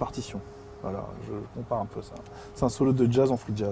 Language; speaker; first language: French; native; French